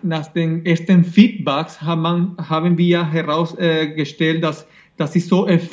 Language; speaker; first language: German; non-native, fluent; Spanish